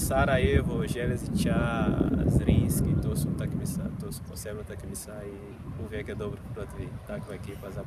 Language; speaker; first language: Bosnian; non-native, fluent; Portuguese